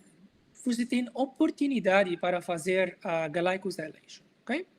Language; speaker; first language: Portuguese; non-native, learner; Arabic